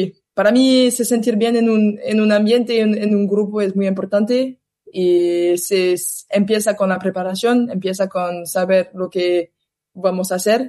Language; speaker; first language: Spanish; non-native, learner; French